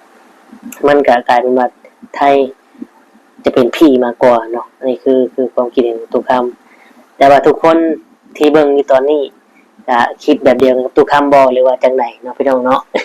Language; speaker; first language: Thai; non-native, local second language; Lao